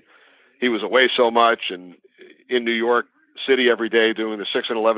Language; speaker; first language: English; native; English